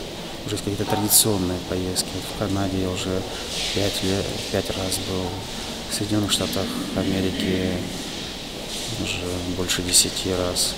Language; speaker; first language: Russian; native; Russian